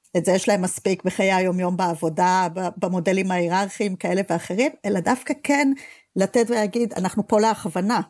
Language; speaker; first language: Hebrew; native; Hebrew